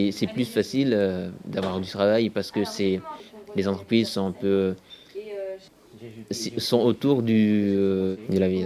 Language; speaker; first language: French; non-native, local second language; Comorian